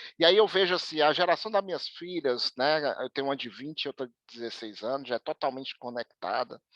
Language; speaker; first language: Portuguese; native; Portuguese